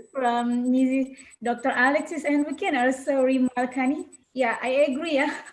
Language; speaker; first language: English; non-native, learner; Indonesian